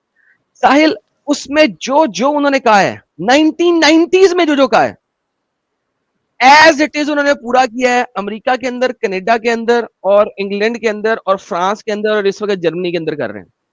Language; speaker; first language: Hindi; native; Hindi